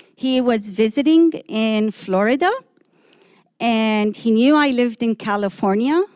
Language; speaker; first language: English; early bilingual, other home language; Arabic